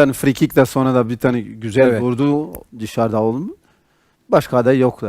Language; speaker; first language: Turkish; non-native, learner; Portuguese